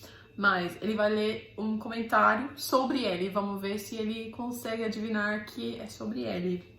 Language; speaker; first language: Portuguese; non-native, fluent; English